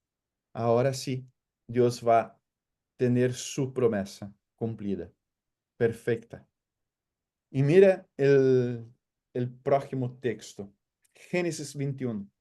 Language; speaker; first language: Spanish; non-native, fluent; Portuguese